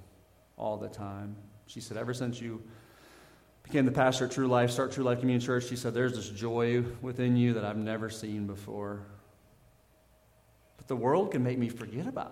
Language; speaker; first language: English; native; English